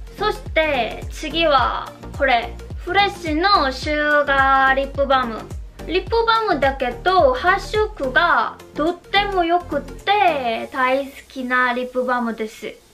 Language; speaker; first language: Japanese; non-native, learner; Korean